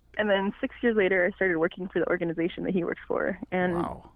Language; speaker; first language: English; non-native, fluent; Cree